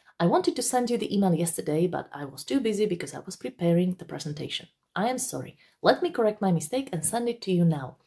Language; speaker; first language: English; non-native, fluent; Slovak